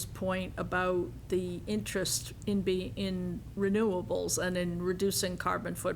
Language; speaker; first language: English; native; English